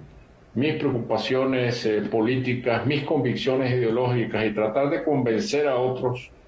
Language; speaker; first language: Spanish; native; Spanish